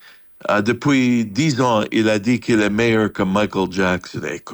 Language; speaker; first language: French; non-native, fluent; English